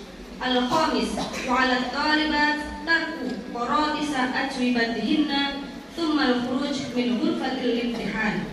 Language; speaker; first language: Arabic; non-native, learner; Indonesian